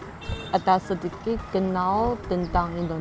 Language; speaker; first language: Indonesian; non-native, learner; Chinese